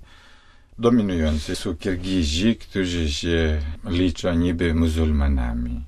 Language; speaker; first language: Polish; non-native, fluent; Russian